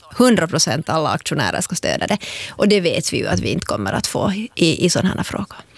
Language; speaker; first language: Swedish; native; Swedish